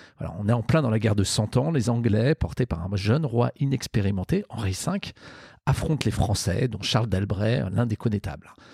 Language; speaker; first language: French; native; French